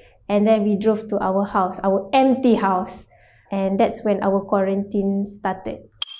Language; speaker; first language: English; non-native, local second language; Malay